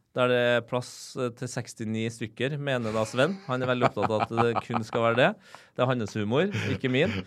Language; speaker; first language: Norwegian; native; Norwegian